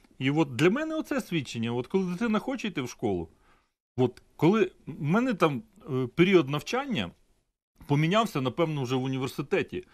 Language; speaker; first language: Ukrainian; native; Ukrainian